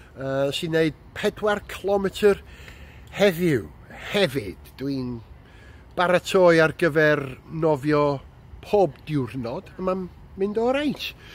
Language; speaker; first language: Welsh; native; Welsh